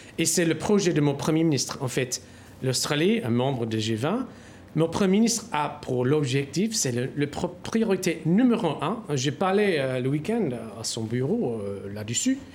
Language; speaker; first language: French; non-native, fluent; English